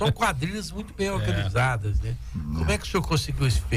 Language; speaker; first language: Portuguese; native; Portuguese